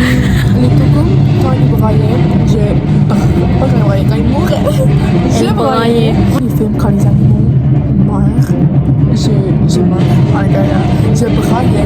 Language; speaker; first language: French; native; French